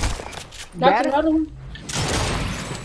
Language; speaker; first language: English; native; English